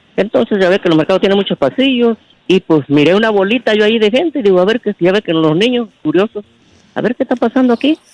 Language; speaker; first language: Spanish; native; Spanish